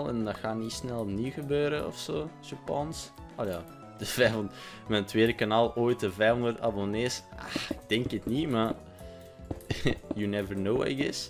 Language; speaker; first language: Dutch; native; Dutch